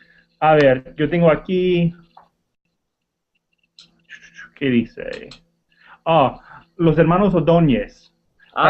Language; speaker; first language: Spanish; non-native, learner; English